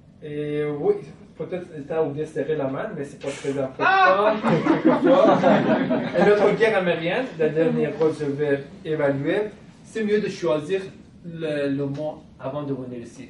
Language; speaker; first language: French; non-native, fluent; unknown